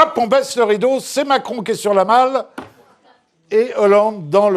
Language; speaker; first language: French; native; French